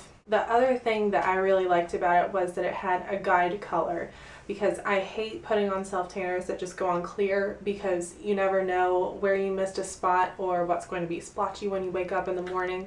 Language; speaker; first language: English; native; English